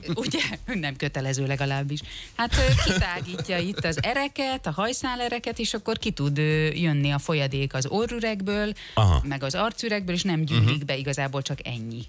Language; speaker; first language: Hungarian; native; Hungarian